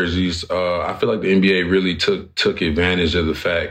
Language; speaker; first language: English; native; English